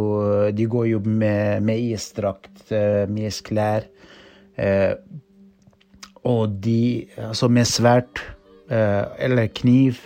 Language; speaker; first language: Norwegian; non-native, fluent; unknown